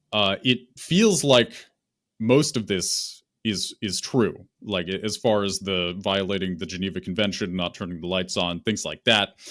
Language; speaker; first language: English; native; English